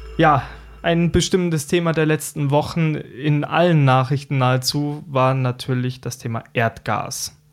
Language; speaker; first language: German; native; German